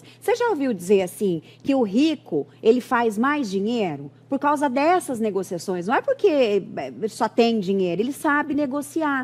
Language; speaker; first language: Portuguese; native; Portuguese